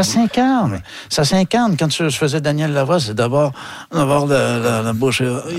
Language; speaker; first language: French; native; French